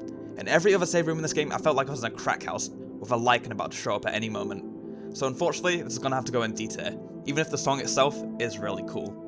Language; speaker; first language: English; native; English